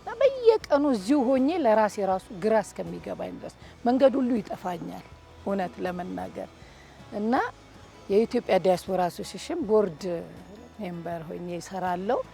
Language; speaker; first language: Amharic; native; Amharic